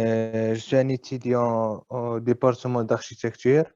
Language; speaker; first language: French; non-native, learner; Arabic